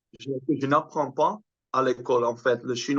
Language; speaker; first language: French; non-native, fluent; Dutch